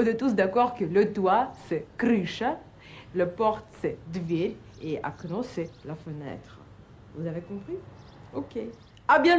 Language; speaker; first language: French; non-native, fluent; Russian